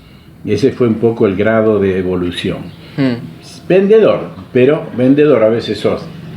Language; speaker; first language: Spanish; native; Spanish